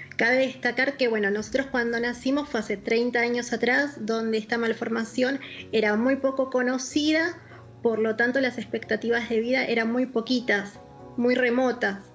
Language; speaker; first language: Spanish; native; Spanish